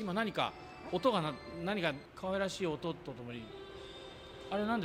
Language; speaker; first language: Japanese; native; Japanese